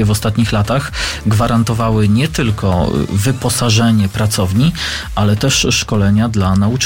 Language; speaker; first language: Polish; native; Polish